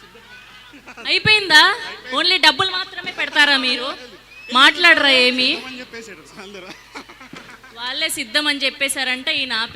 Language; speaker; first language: Telugu; native; Telugu